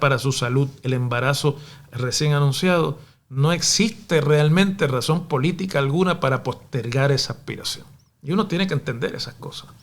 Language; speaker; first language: Spanish; native; Spanish